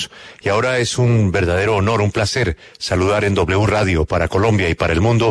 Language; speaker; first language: Spanish; native; Spanish